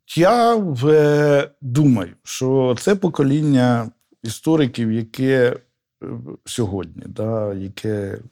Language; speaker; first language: Ukrainian; native; Ukrainian